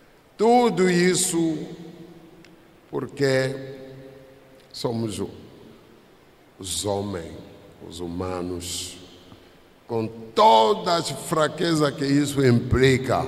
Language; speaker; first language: Portuguese; non-native, fluent; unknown